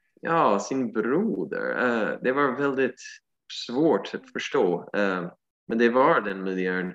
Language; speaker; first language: Swedish; non-native, fluent; English